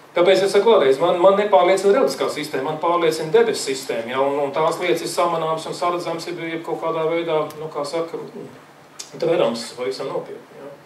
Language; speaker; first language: Latvian; native; Latvian